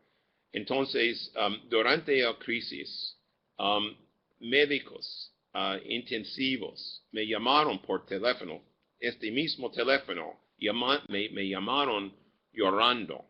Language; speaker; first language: Spanish; non-native, fluent; English